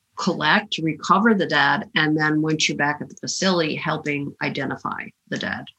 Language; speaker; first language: English; native; English